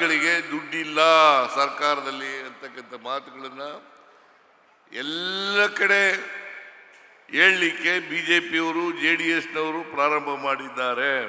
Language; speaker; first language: Kannada; native; Kannada